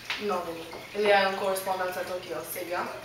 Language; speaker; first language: French; non-native, learner; English